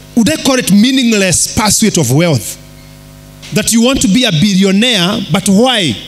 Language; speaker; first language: English; non-native, local second language; Kikuyu